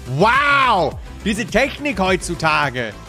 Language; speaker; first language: German; native; German